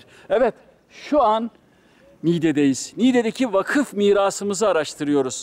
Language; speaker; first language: Turkish; native; Turkish